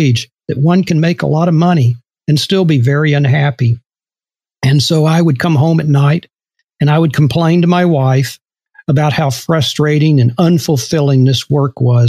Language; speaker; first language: English; native; English